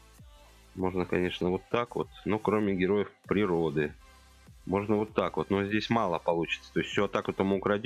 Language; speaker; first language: Russian; native; Russian